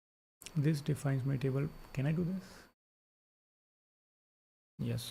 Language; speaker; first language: English; non-native, local second language; Hindi